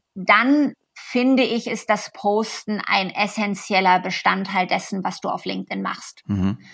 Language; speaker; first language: German; native; German